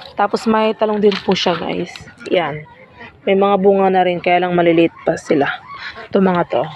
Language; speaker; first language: Filipino; non-native, local second language; Pangasinan